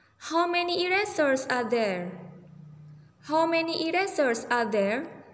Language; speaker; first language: English; non-native, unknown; Indonesian